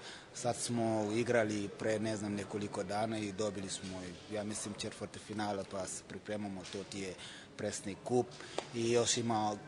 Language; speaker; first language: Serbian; non-native, fluent; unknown